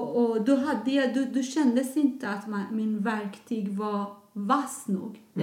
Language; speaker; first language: Swedish; non-native, fluent; Persian